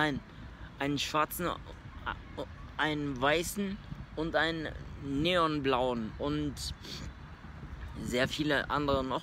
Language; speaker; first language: German; early bilingual, other home language; Turkish